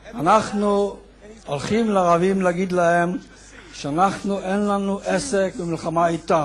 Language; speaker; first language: Hebrew; non-native, fluent; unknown